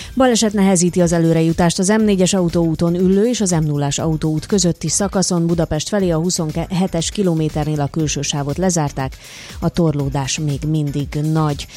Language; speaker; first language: Hungarian; native; Hungarian